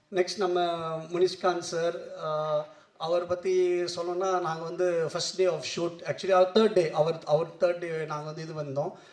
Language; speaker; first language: Tamil; non-native, local second language; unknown